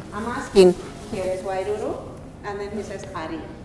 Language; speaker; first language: English; non-native, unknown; Quechua